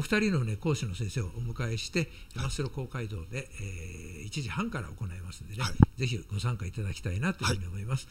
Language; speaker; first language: Japanese; native; Japanese